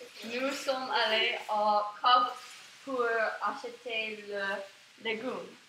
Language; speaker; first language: French; non-native, learner; English